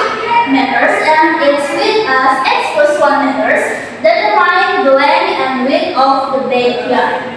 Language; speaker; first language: English; non-native, learner; Indonesian